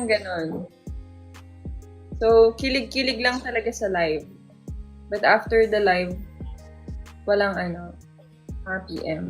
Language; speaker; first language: Filipino; non-native, local second language; Cebuano